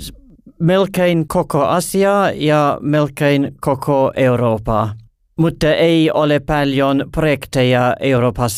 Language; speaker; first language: Finnish; non-native, learner; English